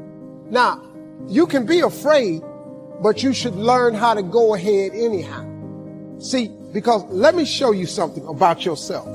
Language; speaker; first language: English; native; English